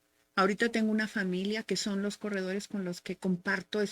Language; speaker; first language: Spanish; native; Spanish